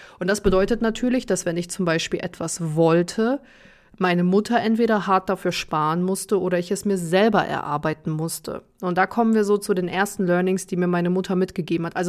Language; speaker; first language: German; early bilingual, other home language; Russian